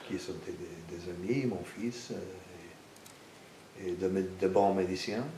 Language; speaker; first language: French; non-native, fluent; Italian